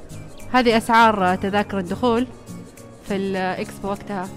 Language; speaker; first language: Arabic; native; Arabic